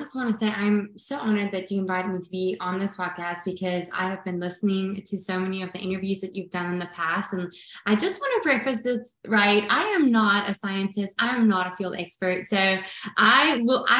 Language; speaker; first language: English; non-native, local second language; Afrikaans